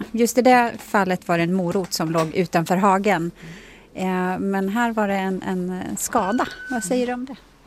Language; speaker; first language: Swedish; native; Swedish